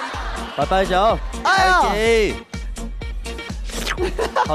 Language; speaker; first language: Chinese; non-native, learner; Turkish